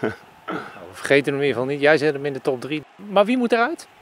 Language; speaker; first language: Dutch; native; Dutch